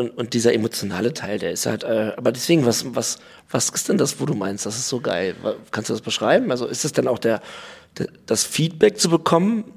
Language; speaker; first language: German; native; German